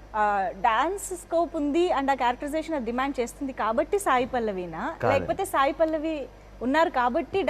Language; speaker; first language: Telugu; native; Telugu